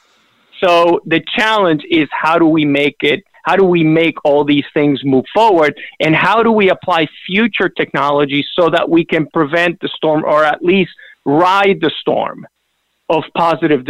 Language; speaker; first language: English; non-native, fluent; Spanish